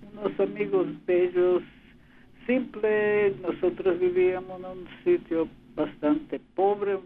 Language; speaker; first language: Spanish; early bilingual, other home language; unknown